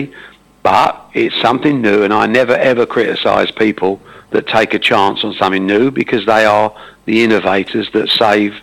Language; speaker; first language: English; native; English